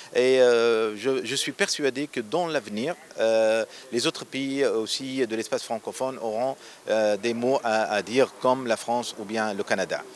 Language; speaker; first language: French; non-native, local second language; Arabic